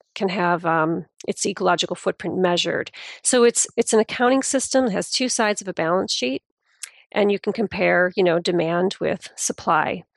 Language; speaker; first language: English; native; English